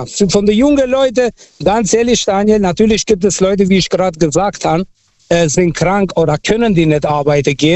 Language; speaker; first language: German; non-native, fluent; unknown